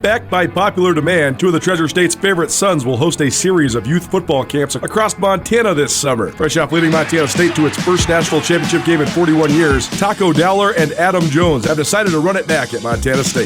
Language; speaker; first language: English; native; English